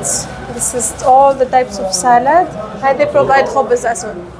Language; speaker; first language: English; non-native, local second language; Arabic